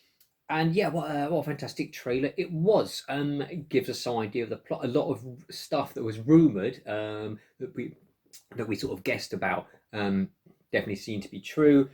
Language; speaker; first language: English; native; English